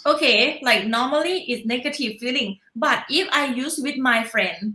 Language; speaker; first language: English; non-native, learner; Thai